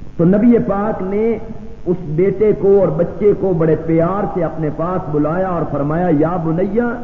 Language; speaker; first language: Urdu; non-native, local second language; Punjabi